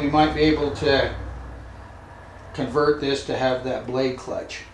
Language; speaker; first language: English; native; English